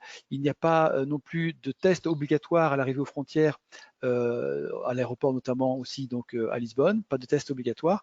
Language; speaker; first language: French; native; French